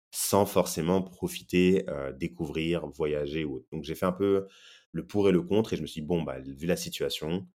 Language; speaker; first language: French; native; French